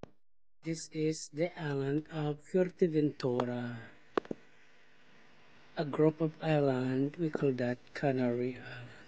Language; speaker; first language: English; non-native, learner; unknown